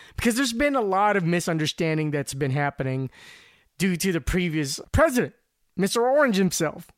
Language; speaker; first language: English; non-native, local second language; Filipino